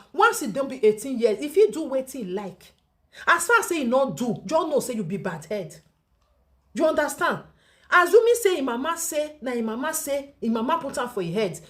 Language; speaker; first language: Nigerian Pidgin; native; Nigerian Pidgin